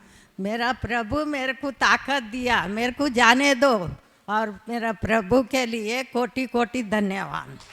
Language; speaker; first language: Hindi; non-native, local second language; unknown